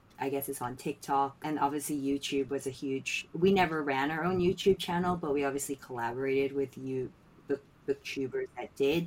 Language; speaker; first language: English; non-native, local second language; Filipino